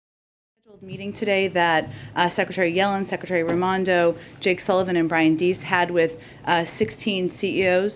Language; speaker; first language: English; native; English